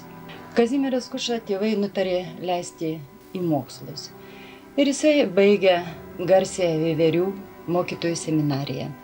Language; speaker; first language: Lithuanian; native; Lithuanian